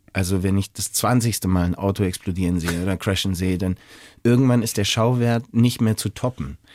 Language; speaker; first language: German; native; German